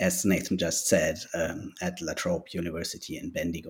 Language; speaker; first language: English; non-native, fluent; German